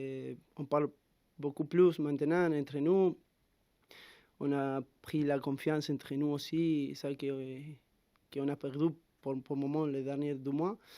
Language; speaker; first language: French; non-native, fluent; Spanish